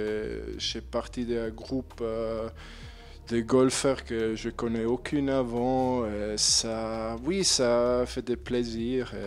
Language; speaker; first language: French; non-native, learner; German